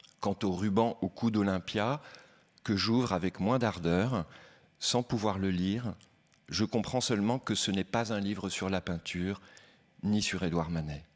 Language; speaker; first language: French; native; French